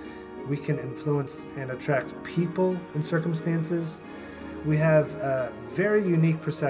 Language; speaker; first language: English; native; English